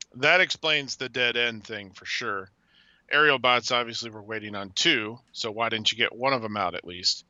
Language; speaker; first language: English; native; English